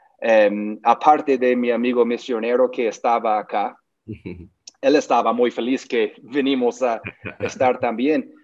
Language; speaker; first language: Spanish; non-native, learner; English